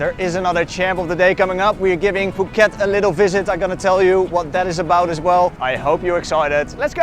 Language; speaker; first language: English; non-native, fluent; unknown